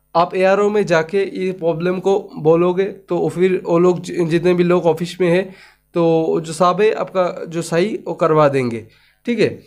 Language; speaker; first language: Hindi; non-native, local second language; Bangla